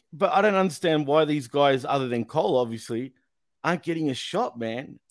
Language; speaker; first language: English; native; English